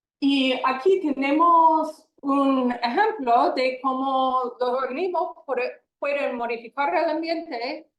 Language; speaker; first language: Spanish; non-native, fluent; English